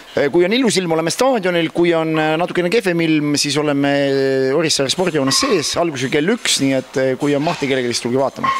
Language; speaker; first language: Estonian; native; Estonian